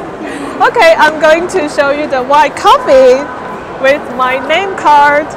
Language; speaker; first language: English; non-native, fluent; Chinese